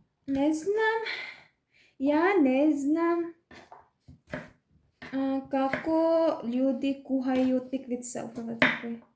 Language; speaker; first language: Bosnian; non-native, learner; Filipino